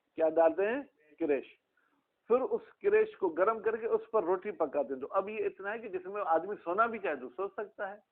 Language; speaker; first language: Urdu; non-native, local second language; Sindhi